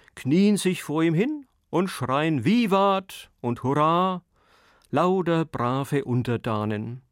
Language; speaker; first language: German; native; German